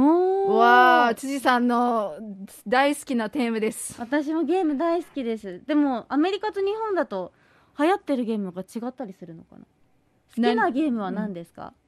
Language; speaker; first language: Japanese; native; Japanese